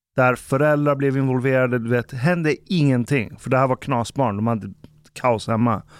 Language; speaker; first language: Swedish; early bilingual, other home language; Persian